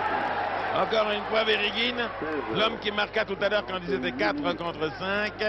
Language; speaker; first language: French; native; French